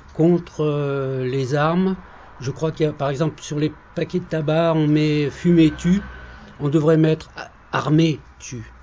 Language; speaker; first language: French; native; French